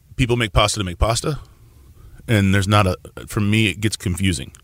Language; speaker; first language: English; native; English